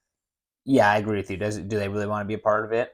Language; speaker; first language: English; native; English